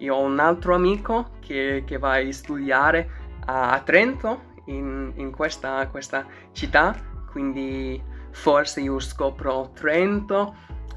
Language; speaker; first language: Italian; non-native, learner; English